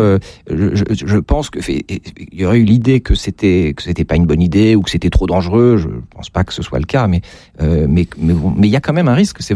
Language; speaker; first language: French; native; French